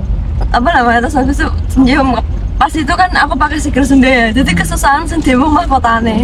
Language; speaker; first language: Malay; non-native, local second language; Javanese